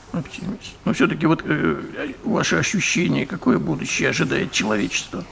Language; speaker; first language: Russian; native; Russian